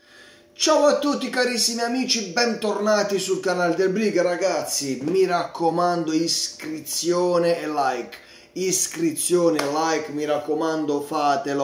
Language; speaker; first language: Italian; native; Italian